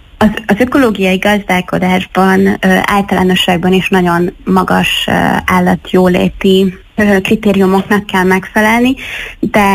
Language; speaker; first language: Hungarian; native; Hungarian